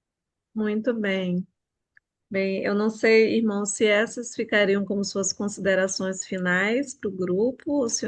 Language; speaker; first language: Portuguese; native; Portuguese